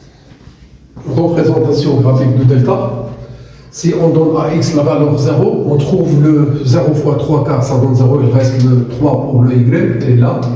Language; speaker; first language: French; non-native, local second language; Arabic